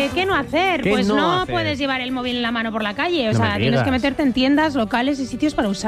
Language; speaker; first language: Spanish; native; Spanish